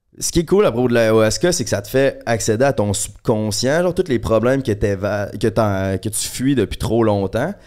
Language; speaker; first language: French; native; French